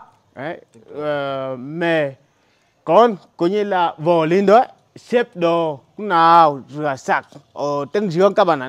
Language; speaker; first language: Vietnamese; non-native, learner; Portuguese